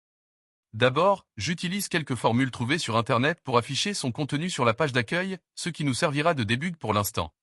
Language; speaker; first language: French; native; French